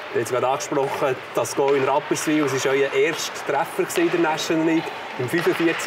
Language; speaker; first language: German; native; German